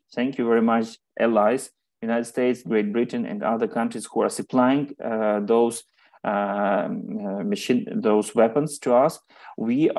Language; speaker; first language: English; non-native, fluent; Ukrainian